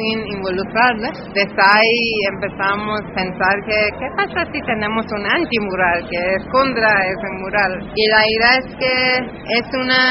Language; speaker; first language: Spanish; non-native, learner; Persian